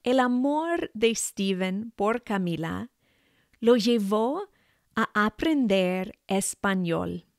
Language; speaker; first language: Spanish; non-native, fluent; English